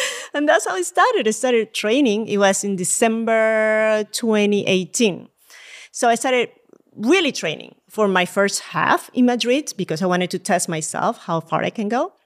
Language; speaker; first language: English; non-native, fluent; Spanish